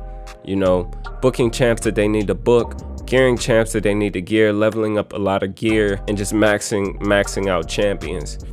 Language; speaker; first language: English; native; English